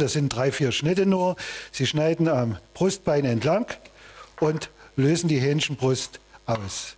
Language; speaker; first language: German; native; German